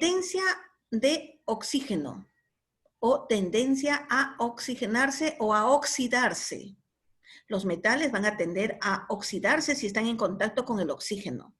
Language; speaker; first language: Spanish; native; Spanish